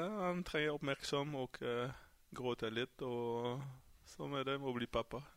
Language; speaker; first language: Norwegian; non-native, fluent; French